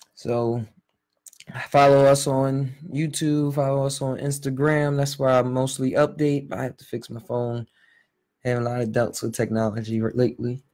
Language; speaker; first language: English; native; English